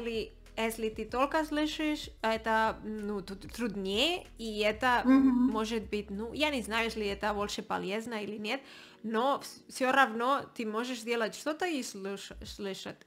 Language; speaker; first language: Russian; non-native, learner; Spanish